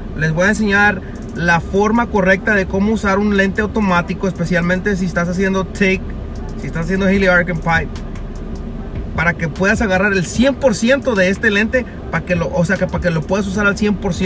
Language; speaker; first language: Spanish; native; Spanish